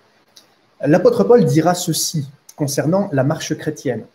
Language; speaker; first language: French; native; French